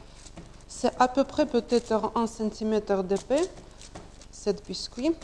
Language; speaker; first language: French; non-native, learner; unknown